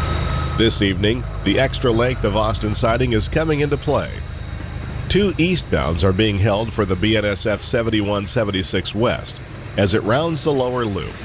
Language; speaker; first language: English; native; English